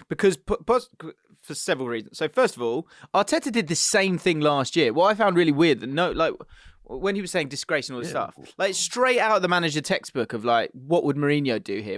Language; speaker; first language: English; native; English